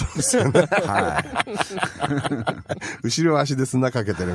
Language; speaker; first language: Japanese; native; Japanese